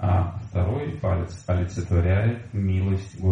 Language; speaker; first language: Russian; native; Russian